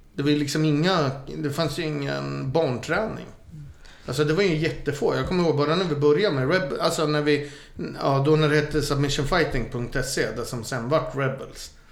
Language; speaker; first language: Swedish; native; Swedish